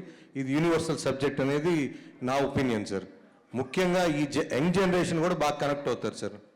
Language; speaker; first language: Telugu; native; Telugu